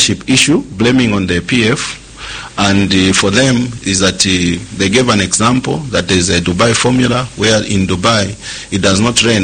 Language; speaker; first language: English; non-native, local second language; Nyanja